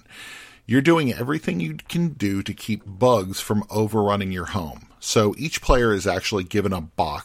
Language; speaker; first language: English; native; English